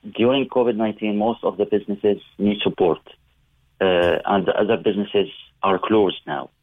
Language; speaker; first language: English; non-native, learner; Arabic